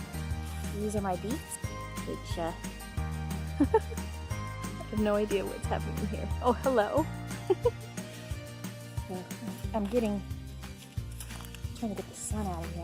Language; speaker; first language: English; native; English